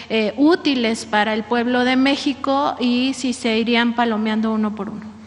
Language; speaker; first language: Spanish; native; Spanish